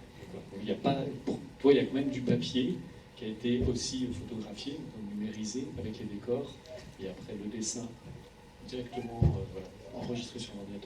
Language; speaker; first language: French; native; French